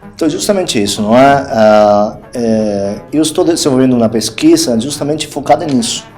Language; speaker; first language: Portuguese; non-native, fluent; Spanish